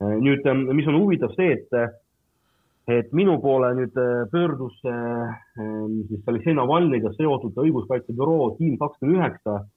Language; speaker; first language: Estonian; non-native, local second language; Russian